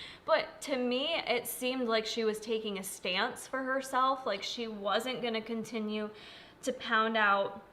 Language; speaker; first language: English; native; English